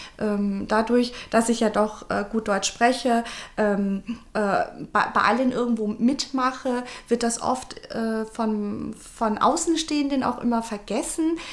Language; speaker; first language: German; early bilingual, other home language; Vietnamese